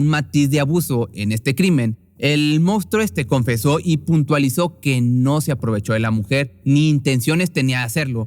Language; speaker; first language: Spanish; native; Spanish